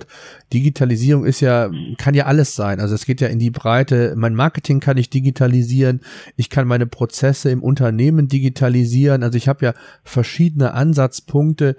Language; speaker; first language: German; native; German